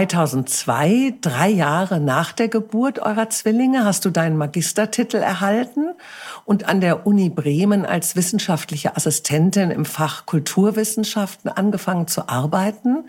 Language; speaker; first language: German; native; German